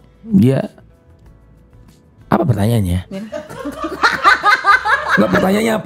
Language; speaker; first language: Indonesian; native; Indonesian